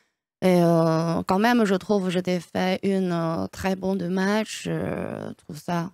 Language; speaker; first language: French; non-native, learner; Chinese